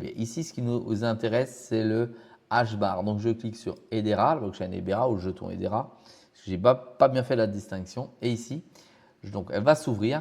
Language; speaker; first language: French; native; French